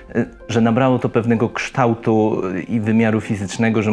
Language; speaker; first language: Polish; native; Polish